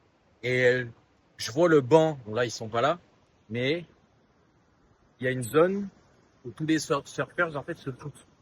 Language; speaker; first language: French; native; French